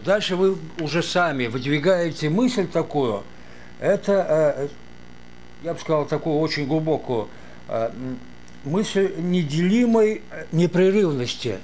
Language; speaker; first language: Russian; native; Russian